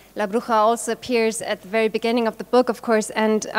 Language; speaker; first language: English; non-native, fluent; German